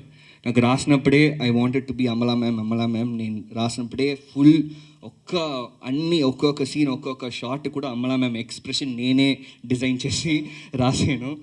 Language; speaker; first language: Telugu; early bilingual, heritage; Telugu